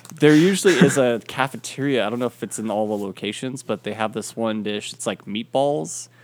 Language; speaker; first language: English; early bilingual, other home language; Filipino